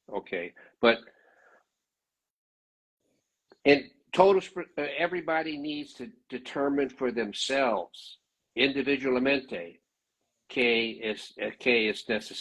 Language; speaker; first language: Spanish; non-native, learner; English